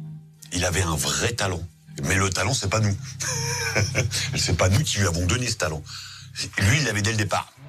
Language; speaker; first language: French; native; French